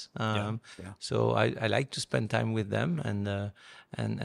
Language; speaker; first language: English; non-native, fluent; French